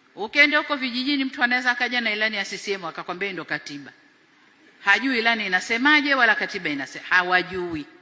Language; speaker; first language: Swahili; native; Swahili